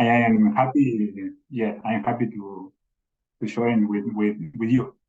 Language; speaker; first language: English; non-native, learner; Spanish